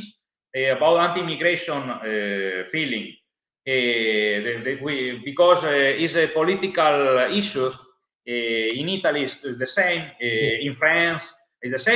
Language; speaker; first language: English; non-native, learner; Italian